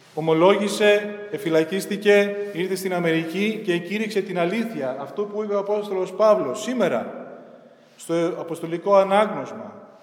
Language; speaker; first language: Greek; native; Greek